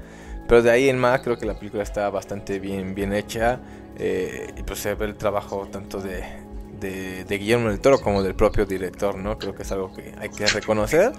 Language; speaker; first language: Spanish; native; Spanish